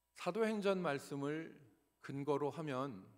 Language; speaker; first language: Korean; native; Korean